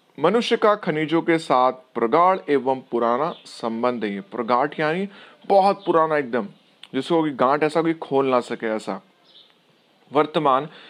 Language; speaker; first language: Hindi; non-native, local second language; Gujarati